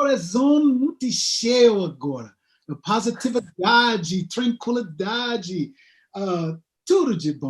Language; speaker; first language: Portuguese; non-native, learner; English